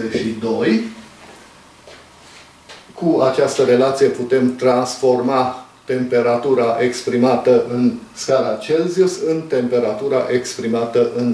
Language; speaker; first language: Romanian; native; Romanian